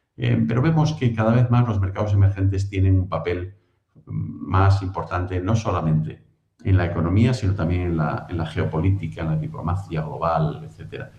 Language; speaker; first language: Spanish; native; Spanish